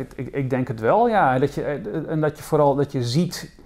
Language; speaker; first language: Dutch; native; Dutch